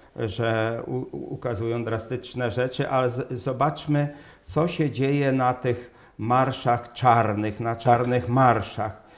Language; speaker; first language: Polish; native; Polish